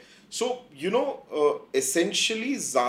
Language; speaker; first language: English; non-native, local second language; Kannada